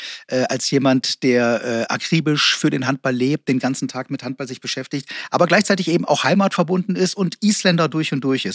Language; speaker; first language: German; native; German